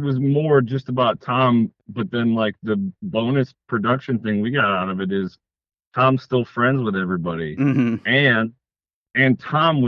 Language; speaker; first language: English; native; English